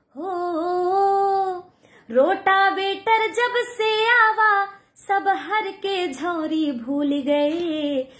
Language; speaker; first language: Hindi; native; Hindi